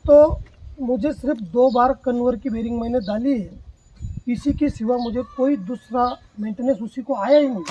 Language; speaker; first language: Hindi; non-native, local second language; Marathi